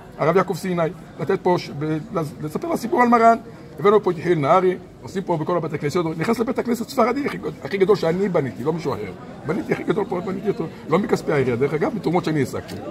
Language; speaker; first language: Hebrew; native; Hebrew